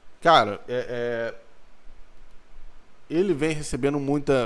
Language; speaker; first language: Portuguese; native; Portuguese